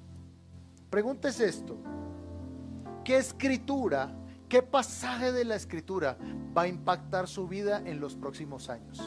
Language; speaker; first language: Spanish; native; Spanish